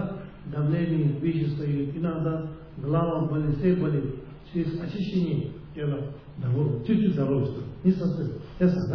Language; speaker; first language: Russian; non-native, learner; Tibetan